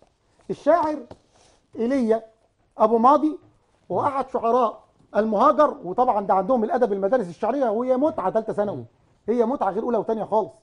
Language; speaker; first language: Arabic; native; Arabic